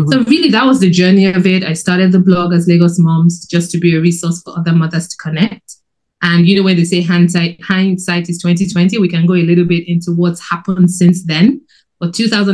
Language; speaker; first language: English; non-native, local second language; Yoruba